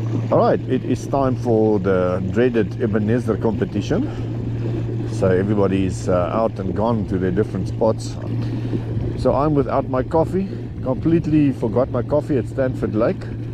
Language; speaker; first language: English; non-native, local second language; Afrikaans